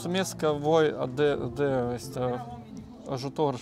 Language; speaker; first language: Romanian; early bilingual, heritage; Romanian